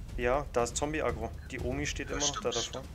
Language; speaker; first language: German; native; German